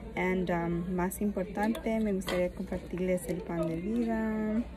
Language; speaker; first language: Spanish; early bilingual, heritage; Spanish